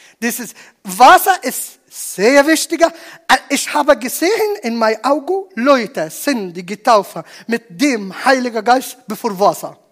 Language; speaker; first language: German; non-native, learner; Arabic